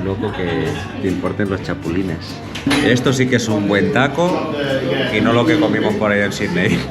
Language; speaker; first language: Spanish; native; Spanish